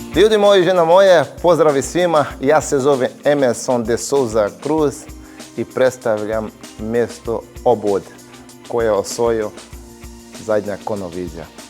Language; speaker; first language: Bosnian; non-native, fluent; Portuguese